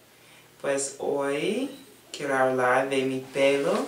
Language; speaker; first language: Spanish; non-native, learner; English